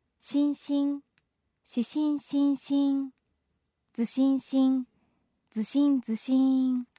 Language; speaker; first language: Japanese; native; Japanese